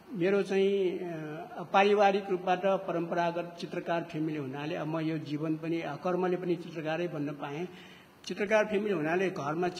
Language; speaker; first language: Nepali; non-native, local second language; Newari